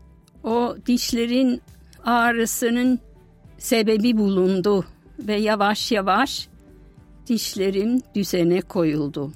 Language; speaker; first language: Turkish; non-native, fluent; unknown